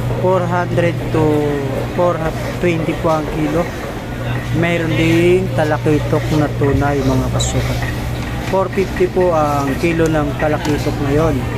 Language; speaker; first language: Filipino; native; Filipino